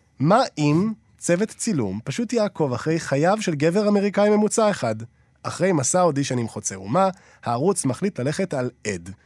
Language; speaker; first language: Hebrew; native; Hebrew